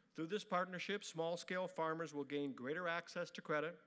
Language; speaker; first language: English; native; English